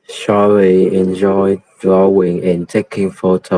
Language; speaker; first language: English; non-native, learner; Vietnamese